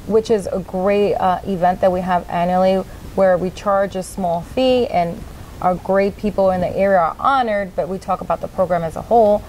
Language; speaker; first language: English; native; English